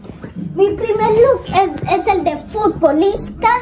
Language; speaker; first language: Spanish; early bilingual, heritage; Spanish